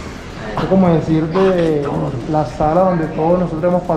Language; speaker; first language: Spanish; native; Spanish